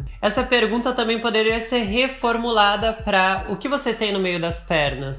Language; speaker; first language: Portuguese; native; Portuguese